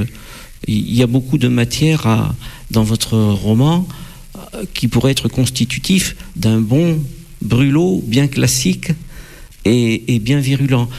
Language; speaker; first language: French; native; French